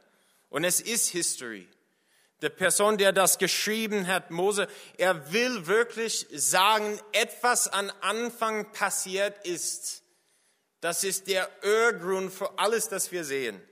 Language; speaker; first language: German; non-native, fluent; English